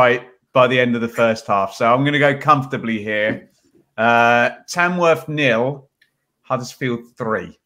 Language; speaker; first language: English; native; English